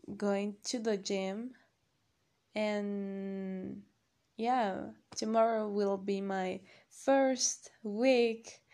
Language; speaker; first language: English; non-native, learner; Spanish